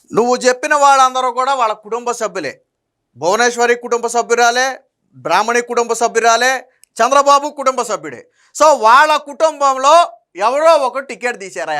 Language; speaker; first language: Telugu; native; Telugu